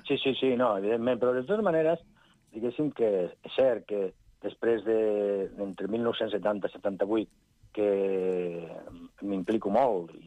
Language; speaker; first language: Catalan; non-native, local second language; Spanish